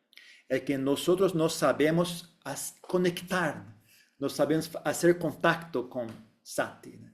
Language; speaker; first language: Spanish; non-native, fluent; Portuguese